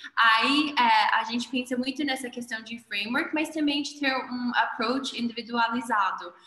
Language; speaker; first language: Portuguese; non-native, fluent; English